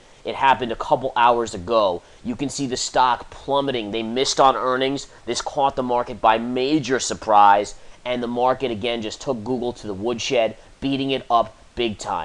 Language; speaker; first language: English; native; English